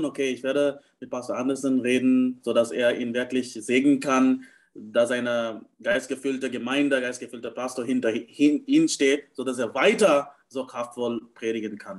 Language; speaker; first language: German; non-native, fluent; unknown